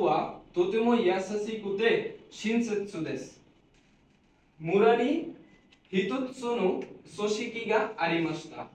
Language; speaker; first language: Japanese; non-native, learner; Bangla